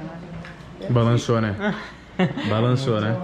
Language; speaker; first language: Portuguese; native; Portuguese